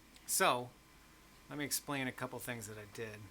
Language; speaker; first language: English; native; English